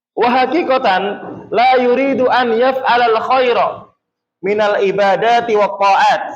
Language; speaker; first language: Arabic; non-native, learner; Indonesian